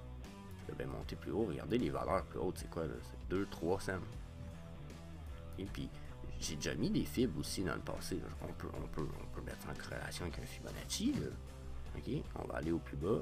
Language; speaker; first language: French; native; French